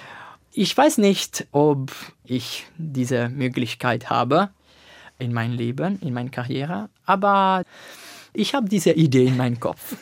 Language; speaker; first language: German; non-native, learner; Italian